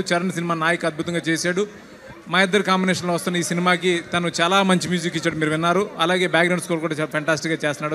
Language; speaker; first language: Telugu; native; Telugu